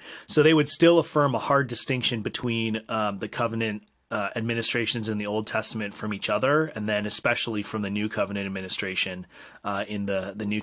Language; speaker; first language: English; native; English